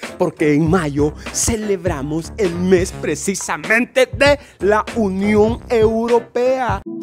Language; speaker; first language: Spanish; native; Spanish